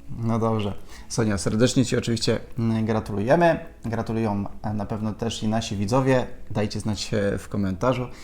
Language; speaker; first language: Polish; native; Polish